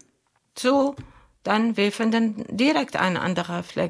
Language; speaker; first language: German; non-native, learner; Arabic